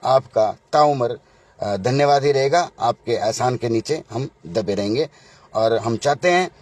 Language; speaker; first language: Hindi; native; Hindi